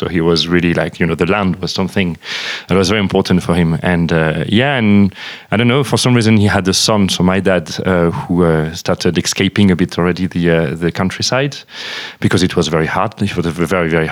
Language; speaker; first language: English; non-native, fluent; French